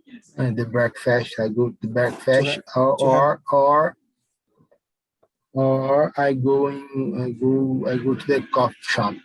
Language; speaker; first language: English; non-native, learner; Portuguese